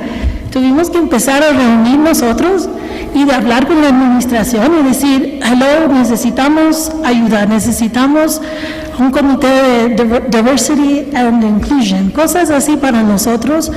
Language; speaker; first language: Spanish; early bilingual, heritage; Spanish